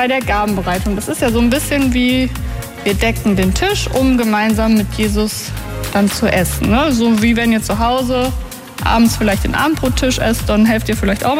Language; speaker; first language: German; native; German